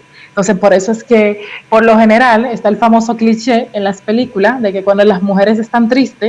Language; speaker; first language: Spanish; native; Spanish